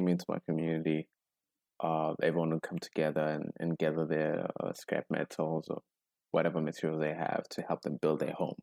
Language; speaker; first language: English; non-native, local second language; Zulu